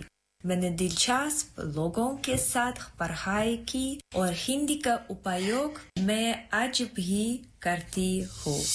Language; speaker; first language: Hindi; non-native, fluent; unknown